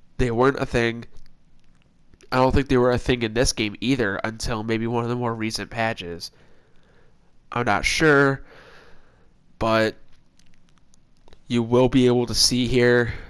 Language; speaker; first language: English; native; English